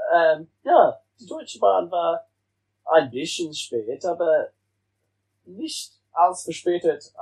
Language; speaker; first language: German; non-native, learner; English